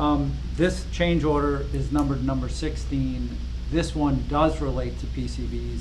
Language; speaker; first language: English; native; English